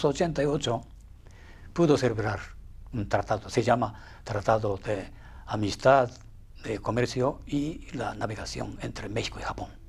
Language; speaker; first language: Spanish; non-native, fluent; Japanese